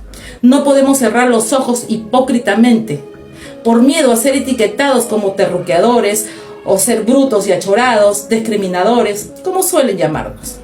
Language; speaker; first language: Spanish; native; Spanish